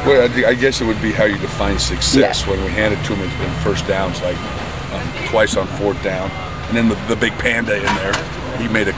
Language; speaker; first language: English; native; English